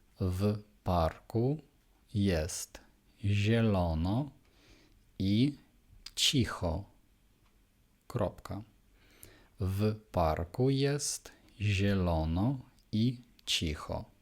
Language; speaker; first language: Polish; non-native, fluent; Ukrainian